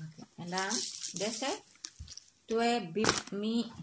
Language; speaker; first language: Dutch; non-native, learner; Indonesian